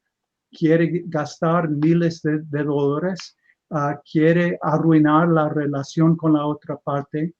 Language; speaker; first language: Spanish; non-native, fluent; English